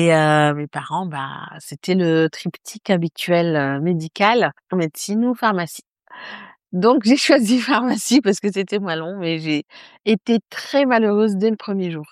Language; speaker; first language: French; non-native, local second language; Arabic